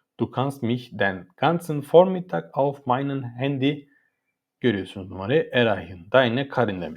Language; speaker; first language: German; non-native, learner; Turkish